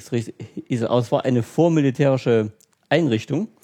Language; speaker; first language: German; native; German